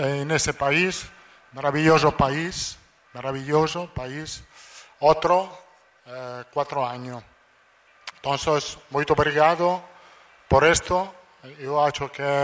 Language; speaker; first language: Portuguese; non-native, learner; Italian